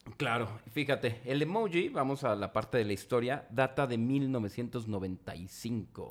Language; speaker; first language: Spanish; native; Spanish